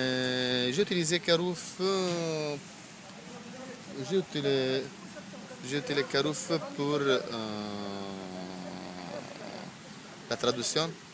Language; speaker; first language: French; non-native, learner; Italian